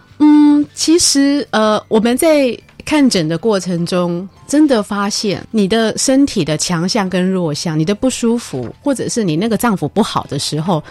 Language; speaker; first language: Chinese; early bilingual, heritage; Chinese